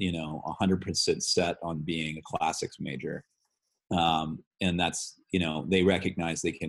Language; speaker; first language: English; native; English